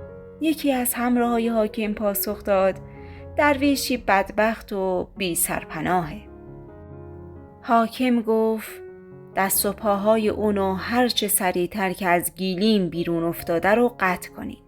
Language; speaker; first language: Persian; native; Persian